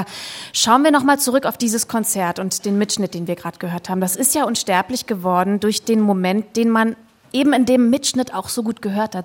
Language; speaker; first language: German; native; German